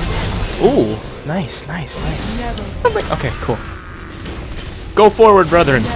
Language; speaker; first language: English; native; English